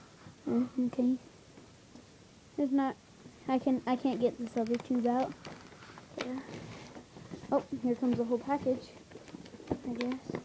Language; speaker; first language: English; native; English